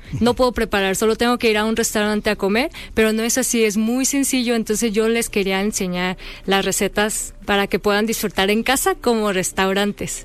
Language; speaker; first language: Spanish; early bilingual, other home language; Korean